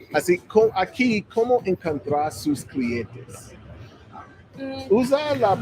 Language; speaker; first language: Spanish; non-native, learner; English